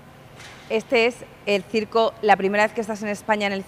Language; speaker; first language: Spanish; native; Spanish